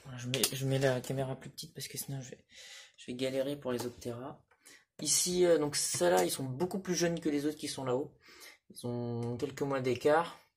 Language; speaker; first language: French; native; French